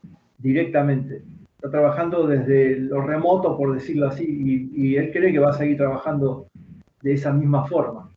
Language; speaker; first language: Spanish; native; Spanish